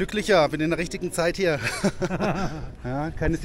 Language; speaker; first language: German; native; German